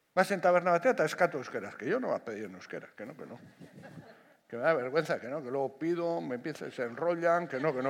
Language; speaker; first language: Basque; non-native, local second language; Spanish